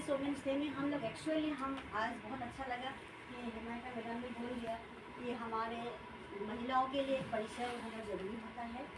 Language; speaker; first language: Hindi; non-native, local second language; Assamese